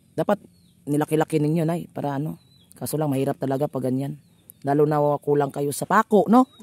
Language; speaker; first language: Filipino; non-native, local second language; Cebuano